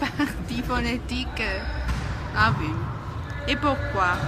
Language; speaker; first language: French; non-native, fluent; Spanish